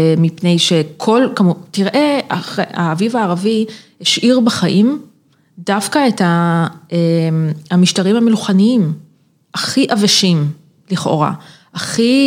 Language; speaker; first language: Hebrew; native; Hebrew